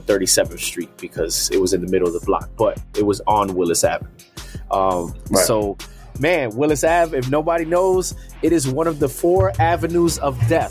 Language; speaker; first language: English; early bilingual, other home language; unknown